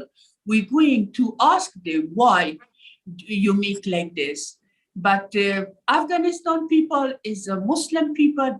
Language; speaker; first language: English; non-native, learner; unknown